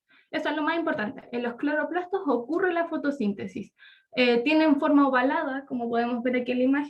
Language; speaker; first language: Spanish; native; Spanish